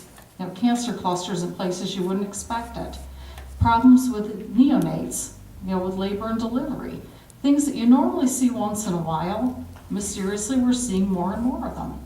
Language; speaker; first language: English; native; English